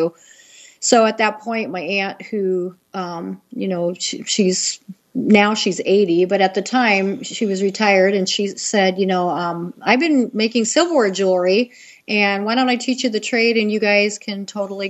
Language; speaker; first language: English; native; English